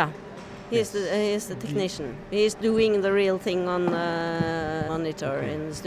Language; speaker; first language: English; non-native, fluent; Norwegian